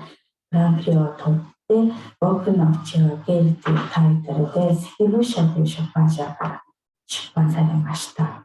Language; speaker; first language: Japanese; non-native, fluent; Mongolian